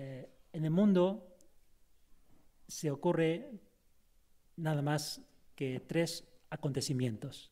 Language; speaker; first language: Spanish; non-native, fluent; Chinese